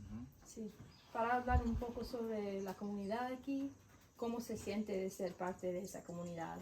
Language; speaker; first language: Spanish; non-native, fluent; English